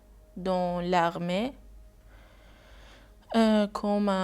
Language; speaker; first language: French; non-native, learner; Persian